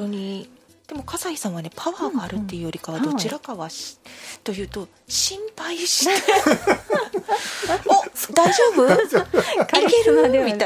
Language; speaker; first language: Japanese; native; Japanese